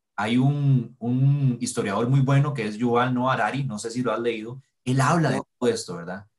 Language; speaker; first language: Spanish; native; Spanish